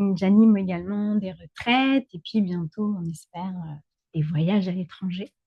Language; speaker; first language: French; native; French